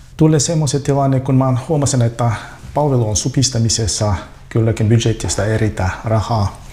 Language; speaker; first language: Finnish; non-native, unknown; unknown